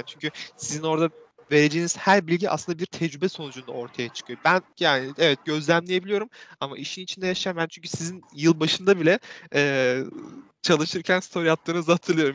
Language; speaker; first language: Turkish; native; Turkish